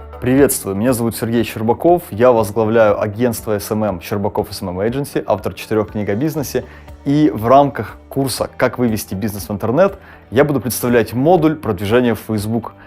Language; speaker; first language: Russian; native; Russian